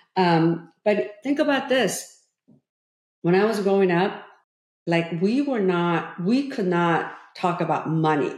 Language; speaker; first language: English; early bilingual, other home language; Korean